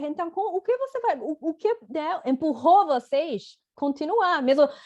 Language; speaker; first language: Portuguese; non-native, fluent; English